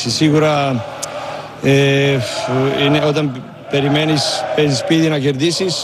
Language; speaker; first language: Greek; non-native, learner; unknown